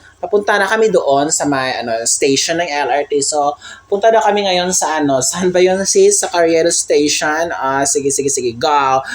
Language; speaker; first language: Filipino; non-native, local second language; Cebuano